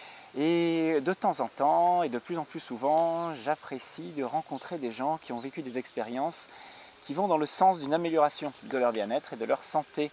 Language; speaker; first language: French; native; French